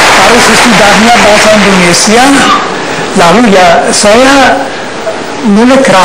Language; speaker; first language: Indonesian; non-native, fluent; German